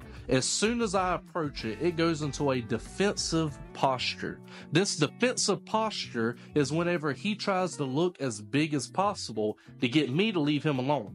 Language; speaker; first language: English; native; English